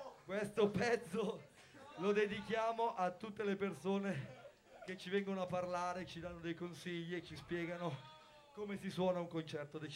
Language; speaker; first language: Italian; native; Italian